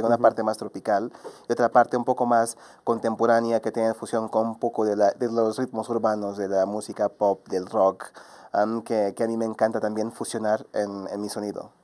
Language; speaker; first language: Spanish; non-native, fluent; Portuguese